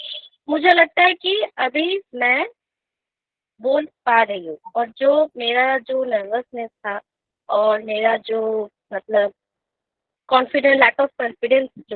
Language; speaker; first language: Hindi; non-native, local second language; Bangla